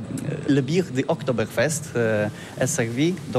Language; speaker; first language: French; non-native, learner; Polish